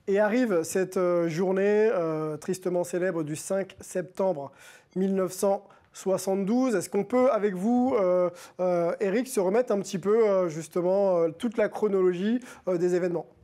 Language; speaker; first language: French; native; French